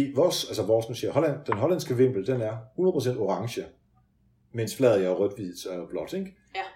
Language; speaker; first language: Danish; early bilingual, other home language; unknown